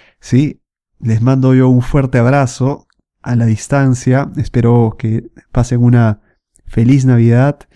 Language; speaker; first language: Spanish; native; Spanish